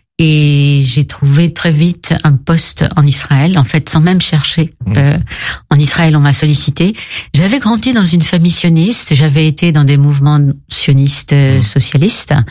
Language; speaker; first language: French; native; French